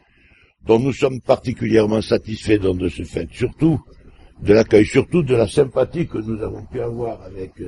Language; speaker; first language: French; native; French